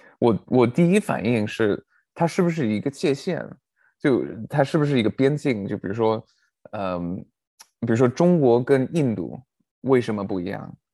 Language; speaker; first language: Chinese; non-native, fluent; English